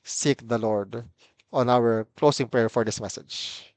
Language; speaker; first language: English; non-native, local second language; Filipino